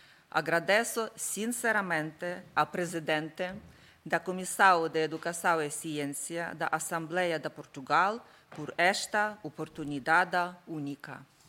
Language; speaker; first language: Portuguese; non-native, learner; Ukrainian